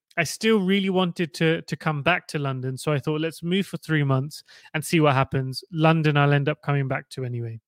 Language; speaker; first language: English; native; English